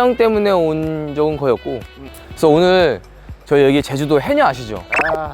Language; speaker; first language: Korean; native; Korean